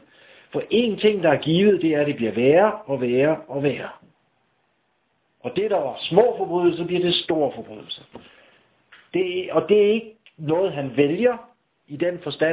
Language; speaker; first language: Danish; native; Danish